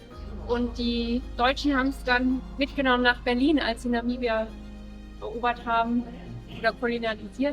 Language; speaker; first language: German; native; German